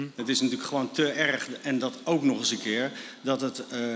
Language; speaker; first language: Dutch; native; Dutch